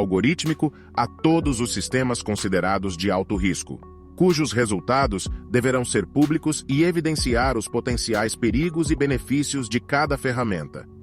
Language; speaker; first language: Portuguese; native; Portuguese